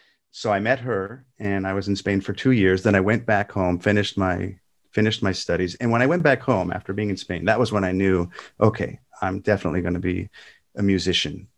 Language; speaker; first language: English; native; English